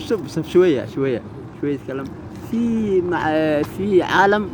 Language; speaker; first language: Arabic; non-native, learner; Somali